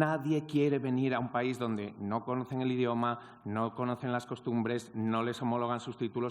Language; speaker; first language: Spanish; native; Spanish